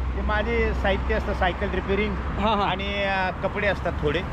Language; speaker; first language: Marathi; native; Marathi